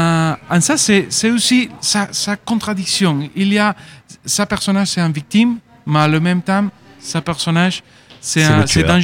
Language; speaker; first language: French; non-native, fluent; Spanish